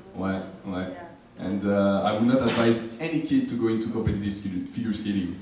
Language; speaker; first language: English; non-native, fluent; French